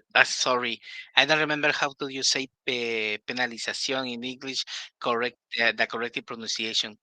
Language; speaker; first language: English; non-native, learner; Spanish